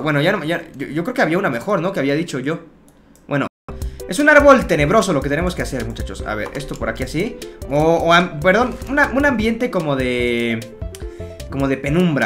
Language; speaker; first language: Spanish; native; Spanish